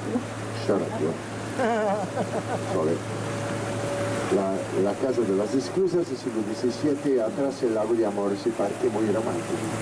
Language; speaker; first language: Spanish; non-native, learner; Dutch